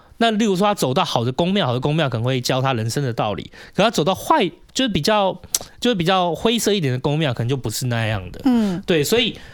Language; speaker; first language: Chinese; native; Chinese